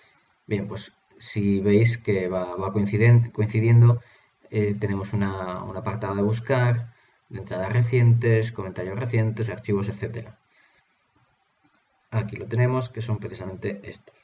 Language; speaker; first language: Spanish; native; Spanish